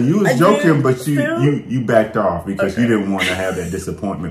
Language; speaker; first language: English; native; English